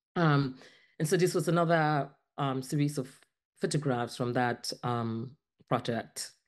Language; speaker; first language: English; non-native, local second language; Ibibio